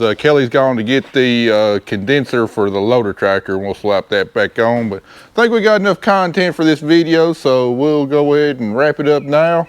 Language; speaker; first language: English; native; English